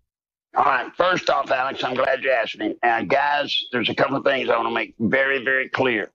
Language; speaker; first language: English; native; English